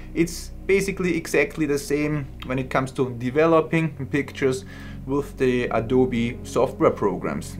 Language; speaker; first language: English; non-native, fluent; German